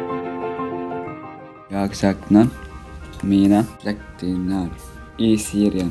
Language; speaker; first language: Swedish; non-native, learner; Arabic